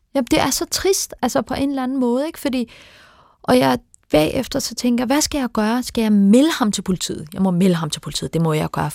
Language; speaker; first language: Danish; early bilingual, other home language; Turkish